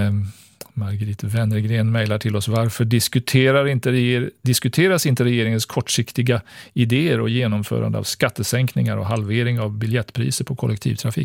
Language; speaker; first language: Swedish; native; Swedish